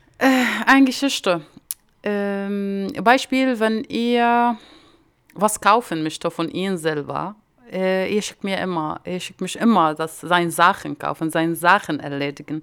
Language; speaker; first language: German; non-native, learner; Arabic